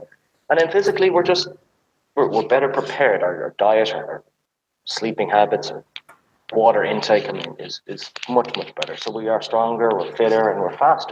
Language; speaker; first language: English; native; English